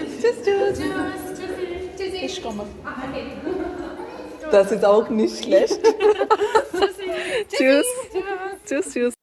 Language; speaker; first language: German; non-native, learner; Telugu